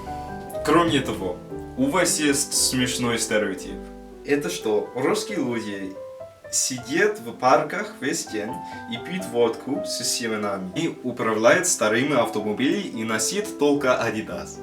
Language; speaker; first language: Russian; non-native, learner; English